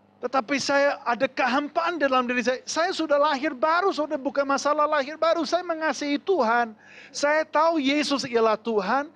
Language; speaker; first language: Indonesian; non-native, fluent; English